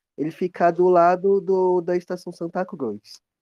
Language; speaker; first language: Portuguese; native; Portuguese